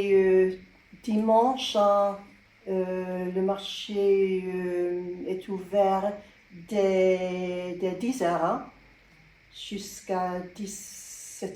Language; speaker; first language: French; non-native, learner; English